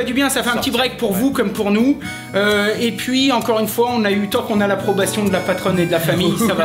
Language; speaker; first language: French; native; French